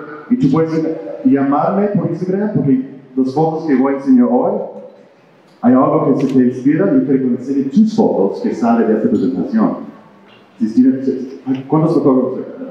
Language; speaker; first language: Spanish; non-native, fluent; English